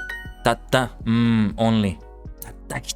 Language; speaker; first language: Japanese; non-native, learner; English